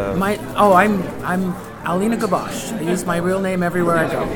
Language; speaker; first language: English; non-native, fluent; Hebrew